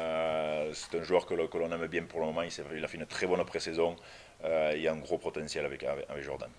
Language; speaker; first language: French; native; French